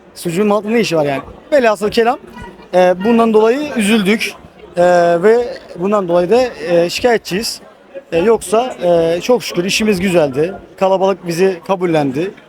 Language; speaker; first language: Turkish; native; Turkish